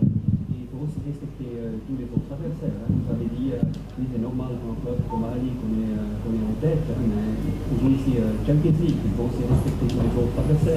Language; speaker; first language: French; non-native, fluent; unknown